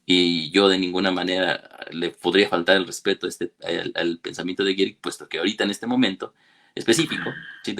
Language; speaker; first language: Spanish; native; Spanish